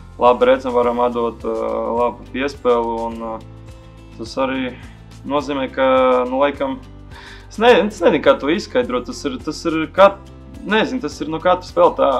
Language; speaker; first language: Latvian; non-native, local second language; Russian